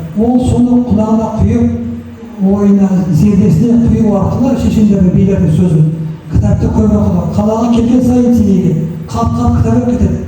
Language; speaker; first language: Kazakh; native; Kazakh